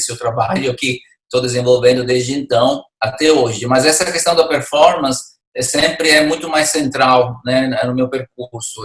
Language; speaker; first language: Portuguese; non-native, fluent; Italian